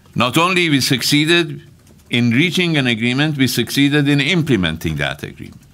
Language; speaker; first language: English; non-native, fluent; Persian